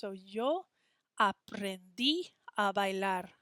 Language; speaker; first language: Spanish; non-native, fluent; English